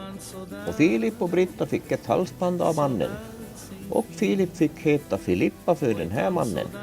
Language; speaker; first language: Swedish; native; Swedish